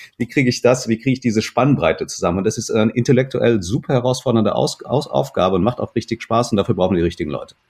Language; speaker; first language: German; non-native, fluent; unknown